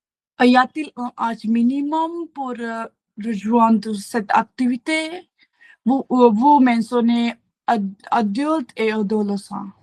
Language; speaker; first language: French; non-native, learner; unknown